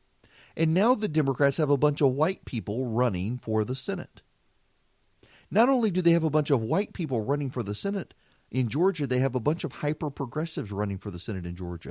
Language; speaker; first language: English; native; English